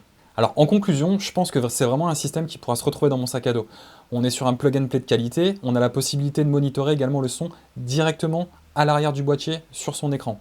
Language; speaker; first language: French; native; French